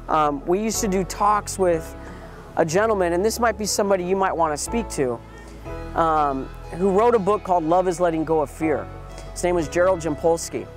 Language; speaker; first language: English; native; English